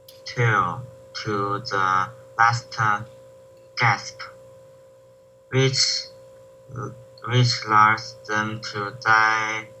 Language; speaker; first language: English; non-native, learner; Chinese